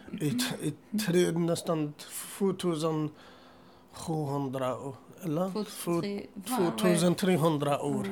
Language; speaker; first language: Swedish; non-native, learner; Assyrian Neo-Aramaic